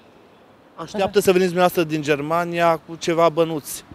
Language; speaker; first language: Romanian; native; Romanian